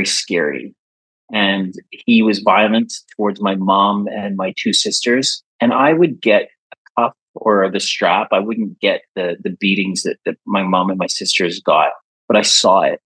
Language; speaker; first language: English; native; English